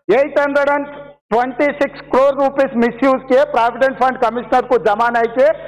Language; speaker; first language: Hindi; non-native, local second language; Telugu